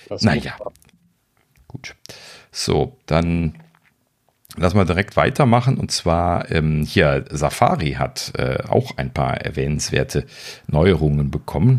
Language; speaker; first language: German; native; German